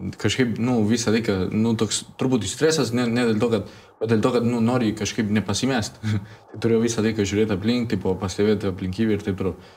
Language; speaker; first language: Lithuanian; early bilingual, heritage; Spanish